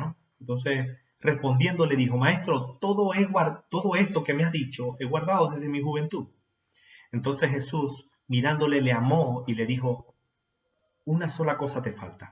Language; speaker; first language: Spanish; native; Spanish